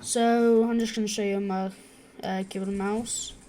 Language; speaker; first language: English; native; English